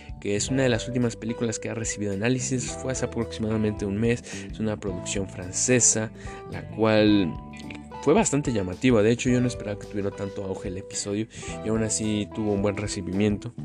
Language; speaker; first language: Spanish; native; Spanish